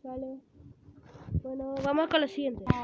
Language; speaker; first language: Spanish; native; Spanish